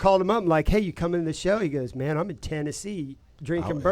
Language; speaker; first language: English; native; English